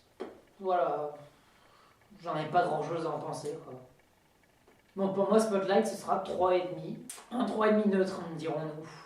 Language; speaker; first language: French; native; French